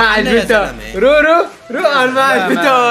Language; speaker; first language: Arabic; native; Arabic